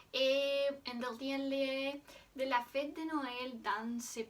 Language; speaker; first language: French; non-native, learner; Spanish